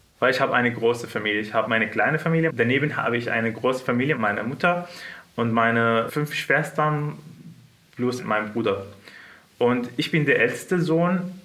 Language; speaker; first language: German; non-native, fluent; Arabic